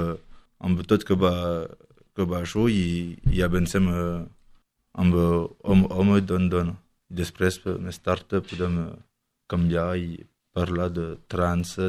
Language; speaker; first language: Catalan; non-native, learner; French